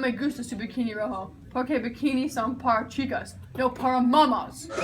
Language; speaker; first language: Spanish; non-native, learner; English